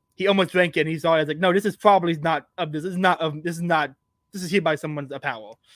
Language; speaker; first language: English; native; English